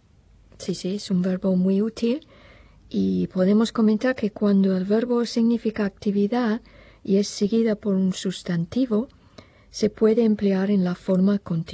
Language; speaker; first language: Spanish; non-native, fluent; English